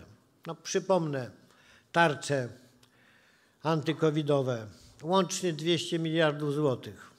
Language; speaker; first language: Polish; native; Polish